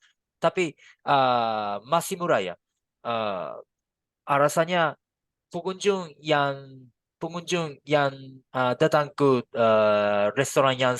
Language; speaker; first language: Indonesian; non-native, learner; Japanese